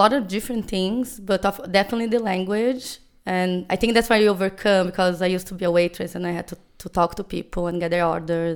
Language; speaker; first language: English; non-native, fluent; Portuguese